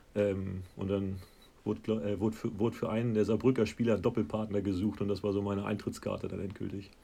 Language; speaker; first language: German; native; German